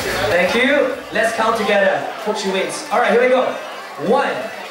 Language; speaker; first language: English; non-native, local second language; Chinese